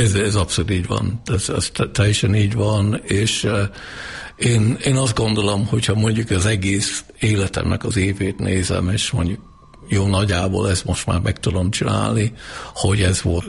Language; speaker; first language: Hungarian; non-native, fluent; English